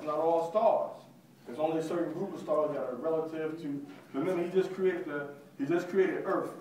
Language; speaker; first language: English; native; English